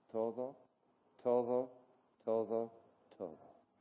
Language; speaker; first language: Spanish; non-native, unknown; English